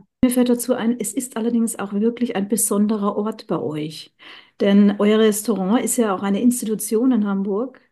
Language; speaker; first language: German; native; German